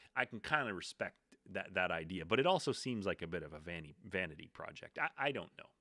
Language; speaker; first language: English; native; English